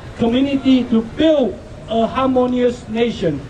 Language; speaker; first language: English; non-native, local second language; Chinese